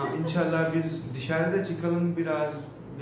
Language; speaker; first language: Turkish; non-native, learner; Urdu